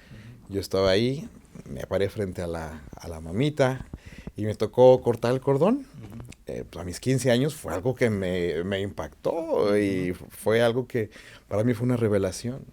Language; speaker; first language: Spanish; native; Spanish